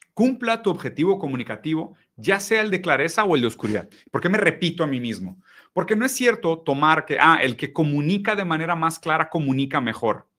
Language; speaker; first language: Spanish; early bilingual, other home language; Portuguese